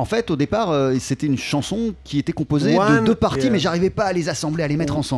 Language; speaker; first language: French; native; French